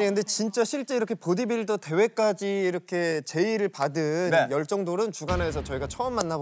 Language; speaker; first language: Korean; native; Korean